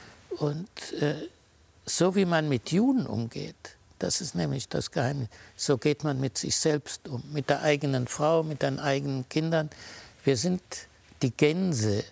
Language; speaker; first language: German; early bilingual, heritage; German